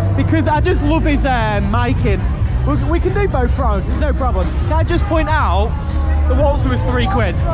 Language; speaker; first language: English; native; English